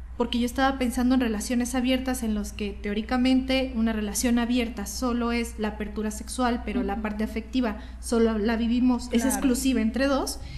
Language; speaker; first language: Spanish; native; Spanish